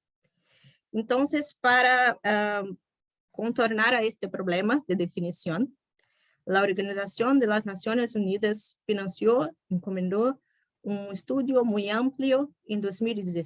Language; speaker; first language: Spanish; non-native, fluent; Portuguese